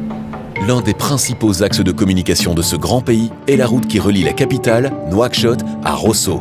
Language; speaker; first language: French; native; French